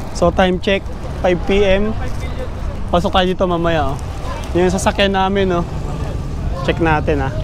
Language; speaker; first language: Filipino; native; Filipino